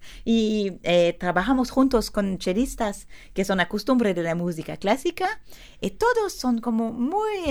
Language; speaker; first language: Spanish; non-native, learner; French